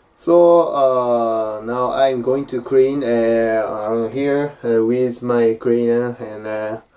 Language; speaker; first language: English; non-native, learner; Japanese